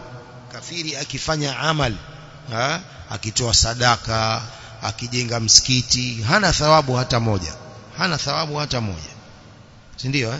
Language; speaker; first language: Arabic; non-native, fluent; Swahili